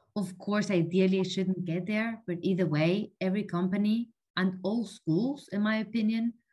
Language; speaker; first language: English; non-native, fluent; Spanish